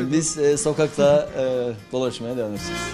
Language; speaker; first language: Turkish; native; Turkish